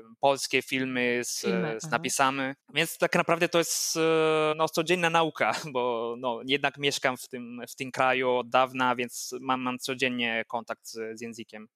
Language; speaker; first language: Polish; non-native, fluent; Italian